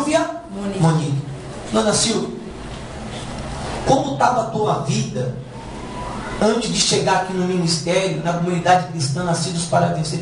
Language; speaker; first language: Portuguese; native; Portuguese